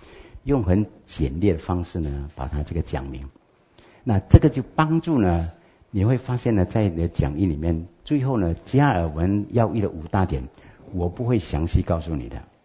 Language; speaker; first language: Chinese; native; Chinese